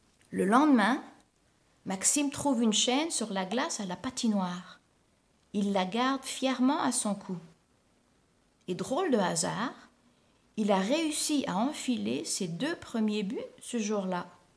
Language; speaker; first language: French; native; French